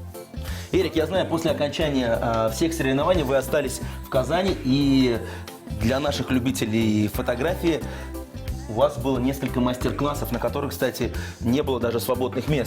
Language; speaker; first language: Russian; native; Russian